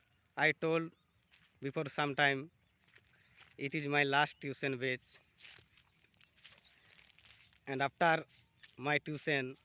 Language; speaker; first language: English; non-native, learner; Bangla